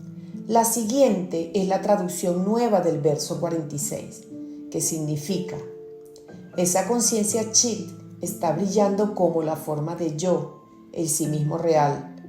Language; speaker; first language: Spanish; native; Spanish